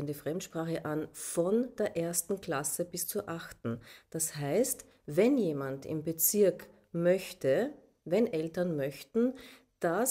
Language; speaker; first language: German; non-native, local second language; Slovenian